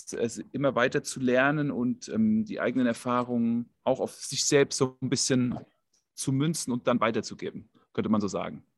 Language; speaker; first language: German; native; German